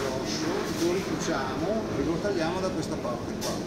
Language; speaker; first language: Italian; native; Italian